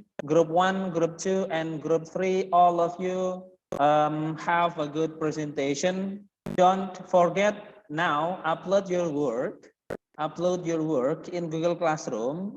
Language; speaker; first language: English; non-native, fluent; Indonesian